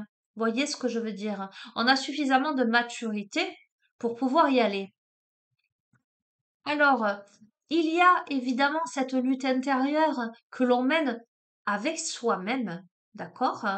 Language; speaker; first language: French; native; French